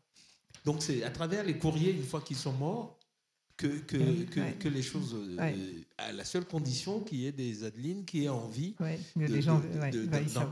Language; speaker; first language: French; native; French